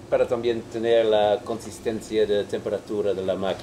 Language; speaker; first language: Spanish; non-native, fluent; Dutch